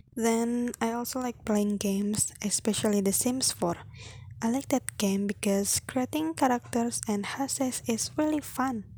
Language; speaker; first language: English; non-native, fluent; Indonesian